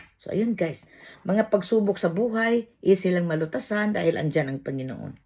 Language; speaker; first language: Filipino; non-native, local second language; Cebuano